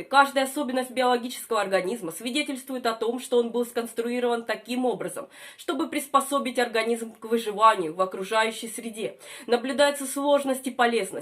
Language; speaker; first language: Russian; native; Russian